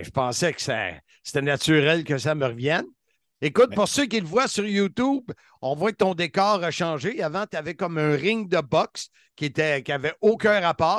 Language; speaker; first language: French; native; French